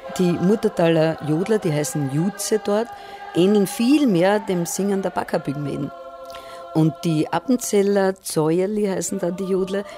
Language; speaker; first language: German; native; German